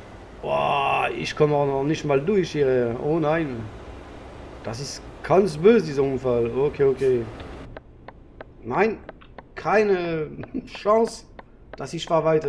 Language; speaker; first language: German; non-native, learner; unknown